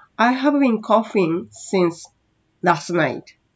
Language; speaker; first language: English; non-native, learner; Japanese